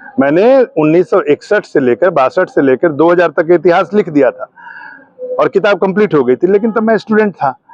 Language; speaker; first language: Hindi; non-native, local second language; Bhojpuri